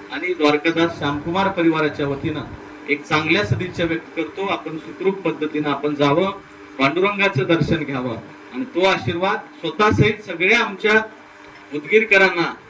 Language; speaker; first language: Marathi; native; Marathi